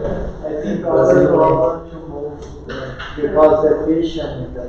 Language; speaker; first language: English; non-native, learner; Portuguese